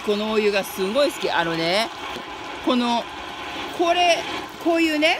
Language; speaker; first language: Japanese; native; Japanese